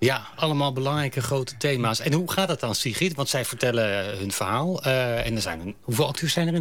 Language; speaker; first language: Dutch; native; Dutch